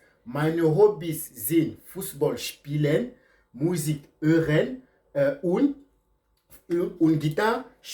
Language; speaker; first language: German; non-native, fluent; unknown